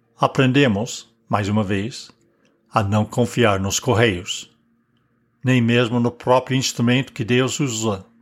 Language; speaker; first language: Portuguese; non-native, fluent; English